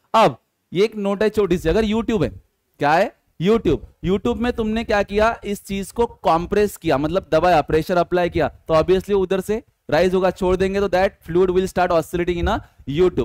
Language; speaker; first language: Hindi; non-native, local second language; Marathi